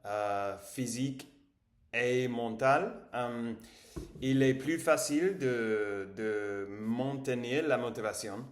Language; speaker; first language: French; non-native, learner; English